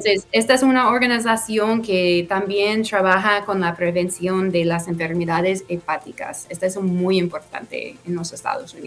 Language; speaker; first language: Spanish; non-native, fluent; English